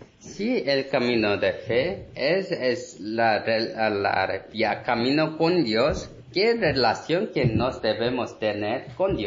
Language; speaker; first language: Spanish; non-native, learner; Korean